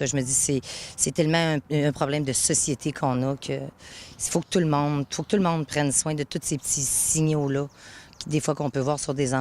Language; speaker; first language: French; native; French